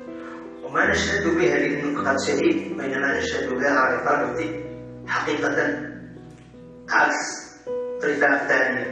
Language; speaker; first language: Arabic; native; Arabic